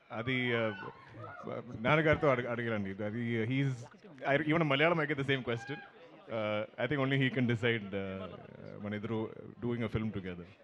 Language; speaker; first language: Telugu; non-native, learner; Malayalam